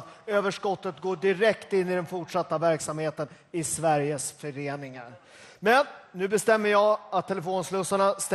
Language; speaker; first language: Swedish; native; Swedish